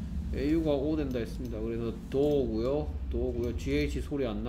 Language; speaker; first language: Korean; native; Korean